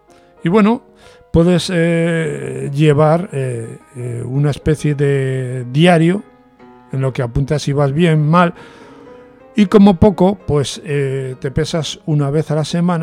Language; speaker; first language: Spanish; native; Spanish